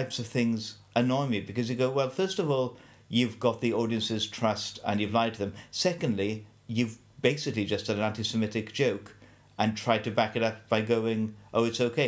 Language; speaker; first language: English; native; English